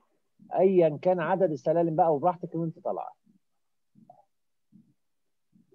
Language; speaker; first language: Arabic; native; Arabic